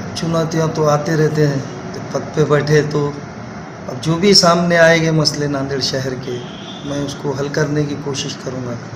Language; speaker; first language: Hindi; non-native, local second language; Urdu